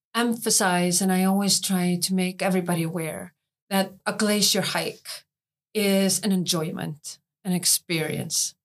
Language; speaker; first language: English; non-native, fluent; Icelandic